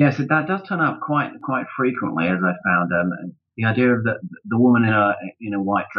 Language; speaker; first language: English; native; English